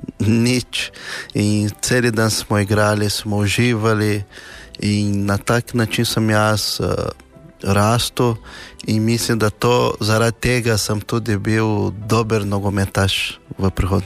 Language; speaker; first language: Slovenian; non-native, fluent; Portuguese